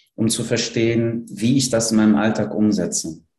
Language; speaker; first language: German; early bilingual, other home language; Polish